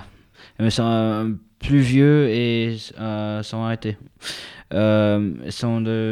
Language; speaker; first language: French; non-native, learner; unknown